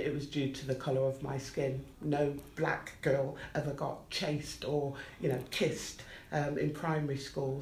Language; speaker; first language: English; native; English